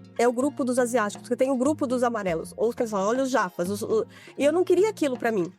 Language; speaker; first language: Portuguese; native; Portuguese